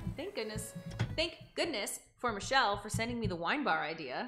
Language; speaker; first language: English; native; English